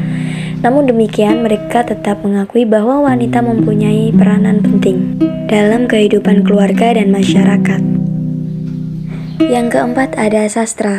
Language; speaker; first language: Indonesian; native; Indonesian